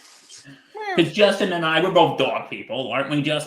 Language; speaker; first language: English; native; English